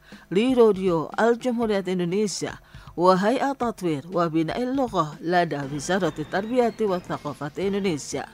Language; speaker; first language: Arabic; non-native, fluent; Indonesian